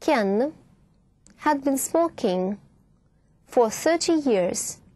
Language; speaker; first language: English; non-native, fluent; Russian